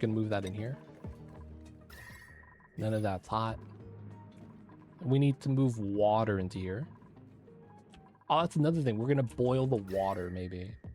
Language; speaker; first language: English; native; English